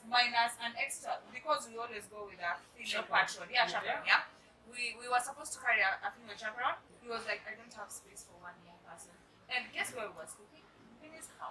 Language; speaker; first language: English; non-native, local second language; Swahili